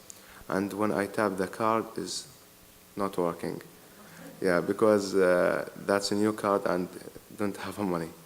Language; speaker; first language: English; non-native, learner; Arabic